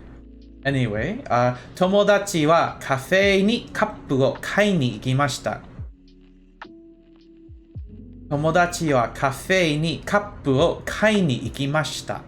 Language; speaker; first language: Japanese; non-native, learner; English